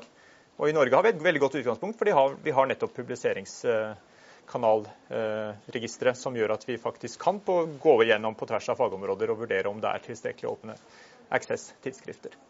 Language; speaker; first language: Norwegian; native; Norwegian